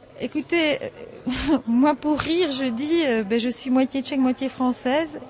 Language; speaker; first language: French; early bilingual, heritage; French